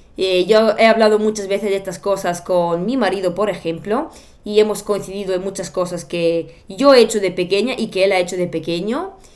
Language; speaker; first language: Spanish; non-native, fluent; Bulgarian